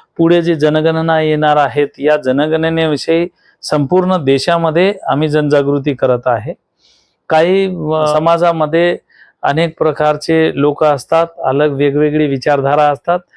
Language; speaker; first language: Marathi; non-native, local second language; Lambadi